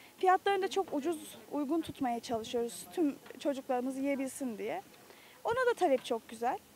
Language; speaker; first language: Turkish; native; Turkish